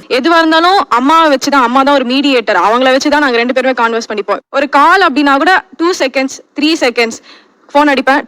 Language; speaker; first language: Tamil; non-native, local second language; Telugu